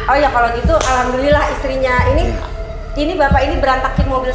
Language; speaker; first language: Indonesian; native; Indonesian